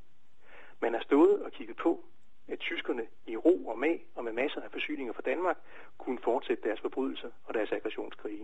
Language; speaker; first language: Danish; native; Danish